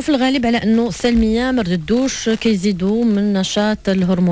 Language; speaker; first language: Arabic; native; Arabic